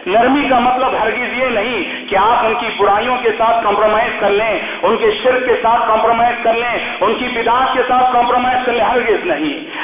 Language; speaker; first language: Urdu; native; Urdu